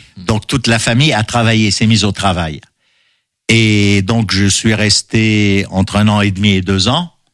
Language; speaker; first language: French; non-native, local second language; Arabic